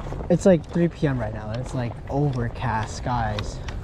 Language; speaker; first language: English; early bilingual, other home language; Korean